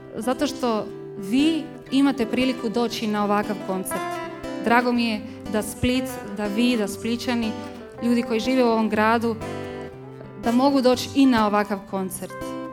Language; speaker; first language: Croatian; early bilingual, heritage; Croatian